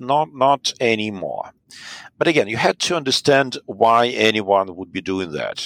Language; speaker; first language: English; non-native, fluent; Russian